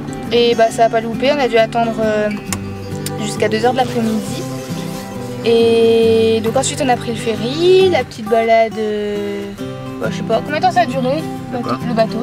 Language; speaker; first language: French; native; French